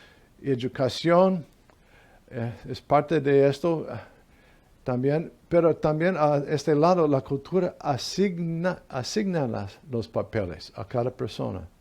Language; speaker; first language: Spanish; non-native, fluent; English